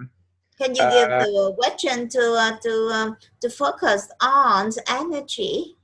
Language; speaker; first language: English; non-native, learner; Vietnamese